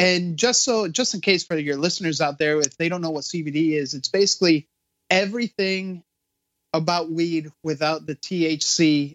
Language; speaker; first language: English; native; English